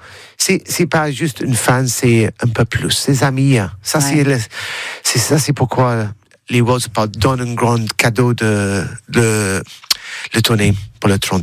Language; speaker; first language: French; non-native, learner; English